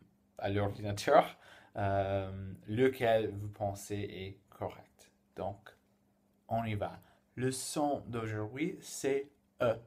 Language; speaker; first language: French; non-native, fluent; English